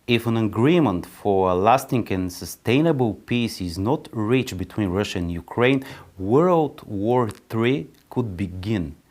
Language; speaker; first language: English; non-native, fluent; Bulgarian